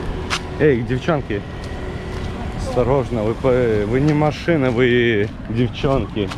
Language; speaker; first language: Russian; early bilingual, heritage; English